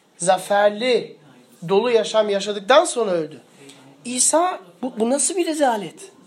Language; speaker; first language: Turkish; early bilingual, heritage; Turkish